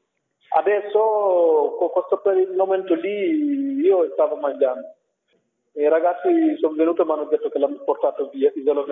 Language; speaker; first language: Italian; non-native, learner; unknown